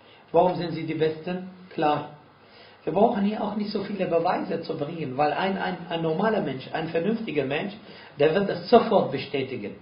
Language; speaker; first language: German; non-native, fluent; Arabic